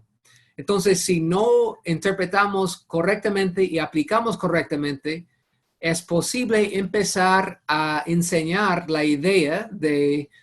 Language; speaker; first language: Spanish; non-native, fluent; English